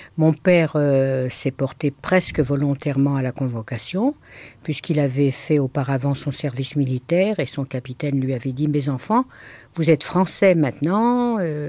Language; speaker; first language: French; native; French